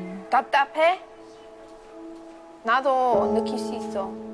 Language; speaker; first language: Korean; non-native, learner; English